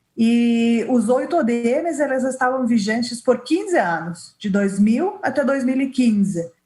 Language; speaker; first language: Portuguese; non-native, fluent; Lithuanian